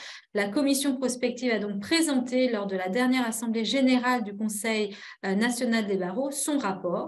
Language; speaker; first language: French; native; French